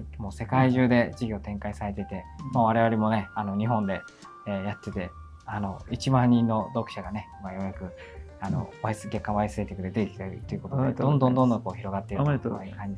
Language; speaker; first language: Japanese; native; Japanese